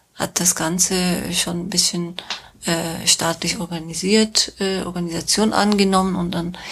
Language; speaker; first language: German; non-native, fluent; Persian